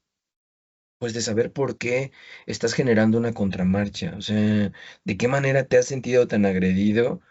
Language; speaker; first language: Spanish; native; Spanish